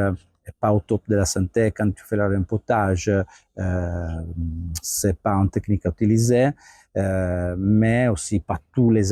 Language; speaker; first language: French; non-native, fluent; Italian